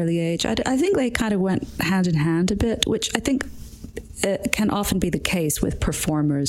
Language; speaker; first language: English; native; English